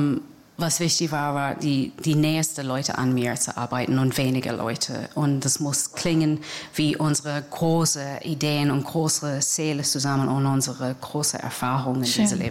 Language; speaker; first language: German; non-native, learner; English